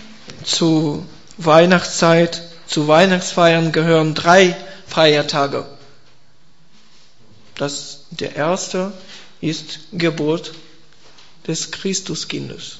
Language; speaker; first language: German; non-native, learner; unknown